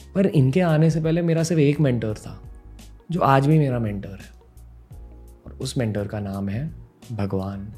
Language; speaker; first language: Hindi; non-native, local second language; English